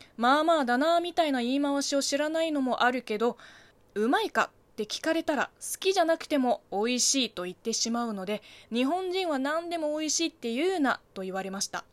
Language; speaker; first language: Japanese; non-native, fluent; Chinese